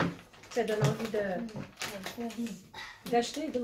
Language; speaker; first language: French; native; French